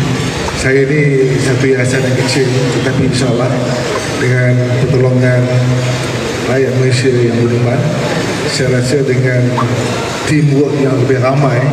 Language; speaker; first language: Malay; native; Malay